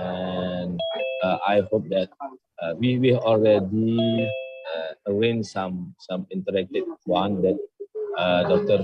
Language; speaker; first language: English; non-native, learner; Indonesian